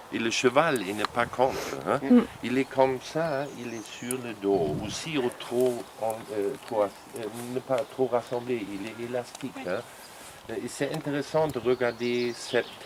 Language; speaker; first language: French; non-native, learner; German